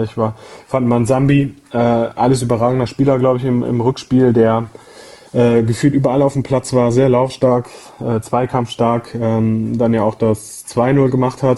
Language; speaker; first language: German; native; German